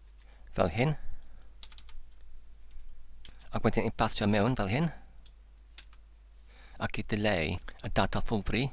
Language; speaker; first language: Welsh; non-native, learner; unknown